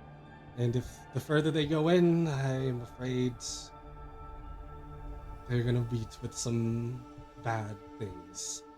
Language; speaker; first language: English; native; English